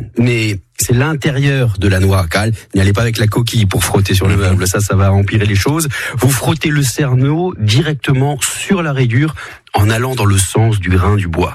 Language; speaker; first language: French; native; French